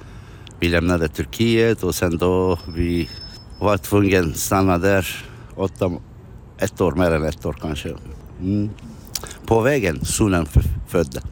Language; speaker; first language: Swedish; non-native, fluent; Kurdish